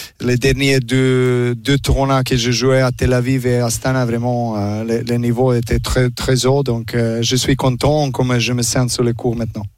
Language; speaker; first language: French; non-native, learner; Serbian